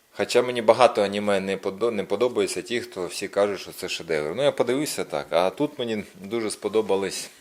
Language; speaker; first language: Ukrainian; non-native, local second language; Russian